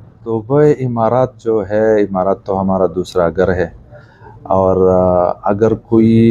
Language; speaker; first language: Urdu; non-native, local second language; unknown